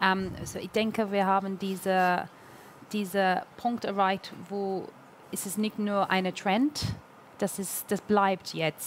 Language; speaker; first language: German; non-native, learner; English